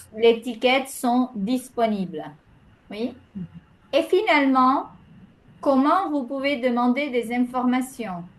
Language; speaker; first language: French; non-native, fluent; Spanish